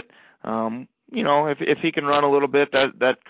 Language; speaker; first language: English; native; English